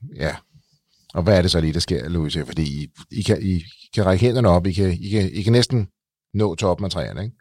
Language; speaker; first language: Danish; native; Danish